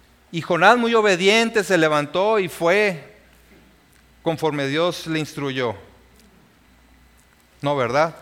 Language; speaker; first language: Spanish; native; Spanish